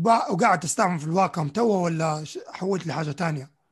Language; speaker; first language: Arabic; early bilingual, heritage; Arabic